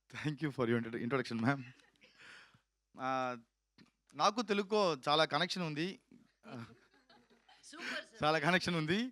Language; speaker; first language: Telugu; non-native, learner; Tamil